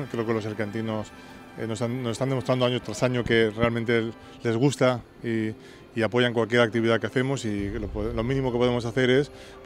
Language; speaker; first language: Spanish; native; Spanish